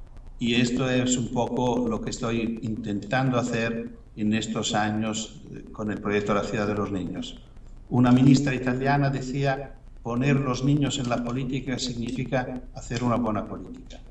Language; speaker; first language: Spanish; non-native, fluent; Italian